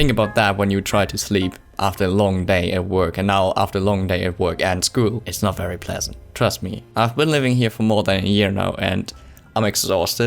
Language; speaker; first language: English; non-native, fluent; German